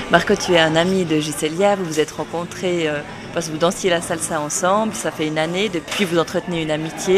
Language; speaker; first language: French; native; French